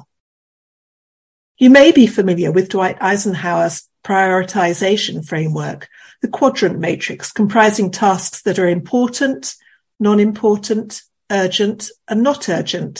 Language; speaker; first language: English; native; English